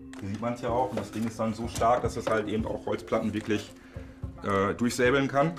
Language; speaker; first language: German; native; German